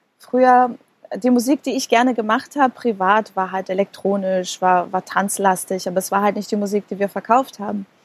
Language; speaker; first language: German; non-native, fluent; Portuguese